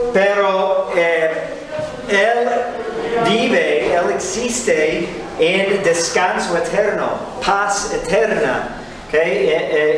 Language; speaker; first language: Spanish; non-native, fluent; English